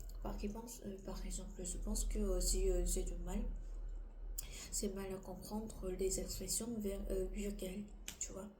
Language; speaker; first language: French; non-native, learner; Korean